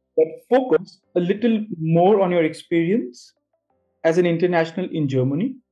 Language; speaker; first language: English; non-native, local second language; Bangla